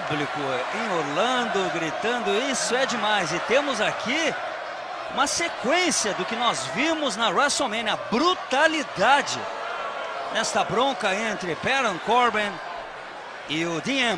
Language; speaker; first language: Portuguese; native; Portuguese